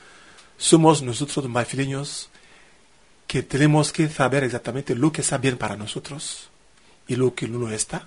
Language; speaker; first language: Spanish; non-native, fluent; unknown